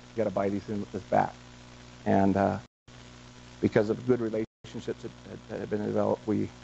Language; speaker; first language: English; native; English